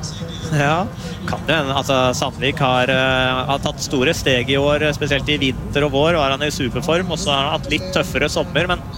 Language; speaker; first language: Norwegian; native; Norwegian